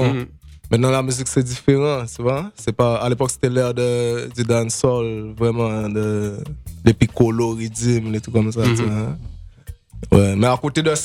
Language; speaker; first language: French; native; French